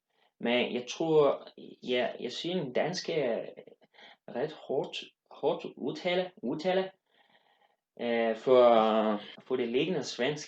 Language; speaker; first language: Danish; non-native, learner; Swedish